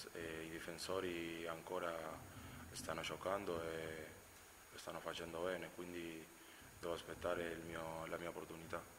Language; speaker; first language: Italian; non-native, fluent; Spanish